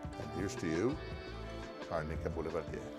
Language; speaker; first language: English; non-native, fluent; Italian